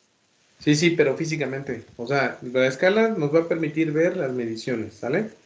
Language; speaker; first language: Spanish; native; Spanish